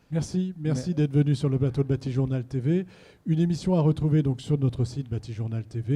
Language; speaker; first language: French; native; French